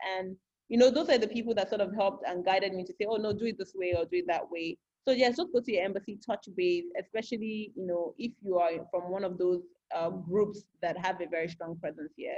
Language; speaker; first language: English; non-native, local second language; Yoruba